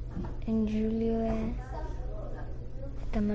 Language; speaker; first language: French; non-native, learner; English